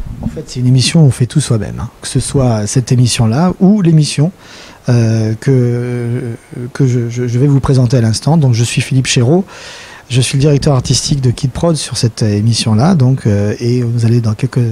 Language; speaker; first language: French; native; French